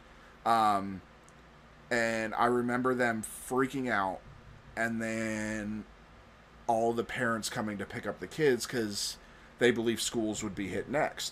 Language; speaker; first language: English; native; English